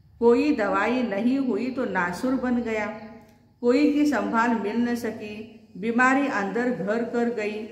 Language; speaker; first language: Hindi; non-native, local second language; Marathi